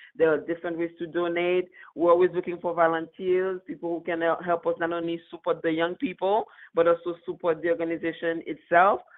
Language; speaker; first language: English; non-native, fluent; Haitian Creole